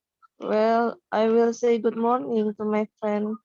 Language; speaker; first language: English; non-native, learner; Indonesian